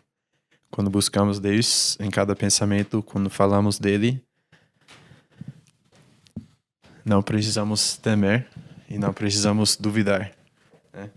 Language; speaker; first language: Portuguese; non-native, fluent; English